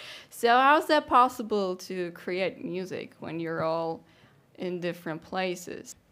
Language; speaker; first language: English; non-native, fluent; German